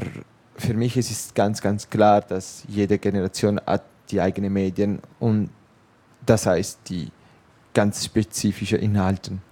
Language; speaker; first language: German; non-native, local second language; Italian